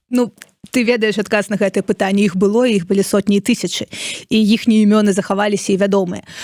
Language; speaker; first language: Belarusian; non-native, local second language; Russian